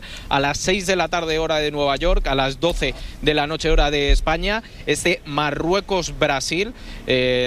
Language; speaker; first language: Spanish; native; Spanish